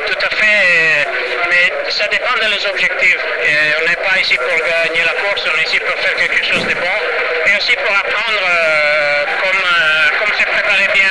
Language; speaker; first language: French; non-native, fluent; Italian